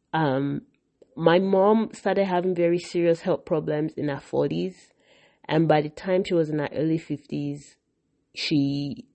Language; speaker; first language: English; non-native, local second language; Yoruba